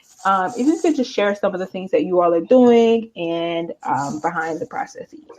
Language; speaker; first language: English; native; English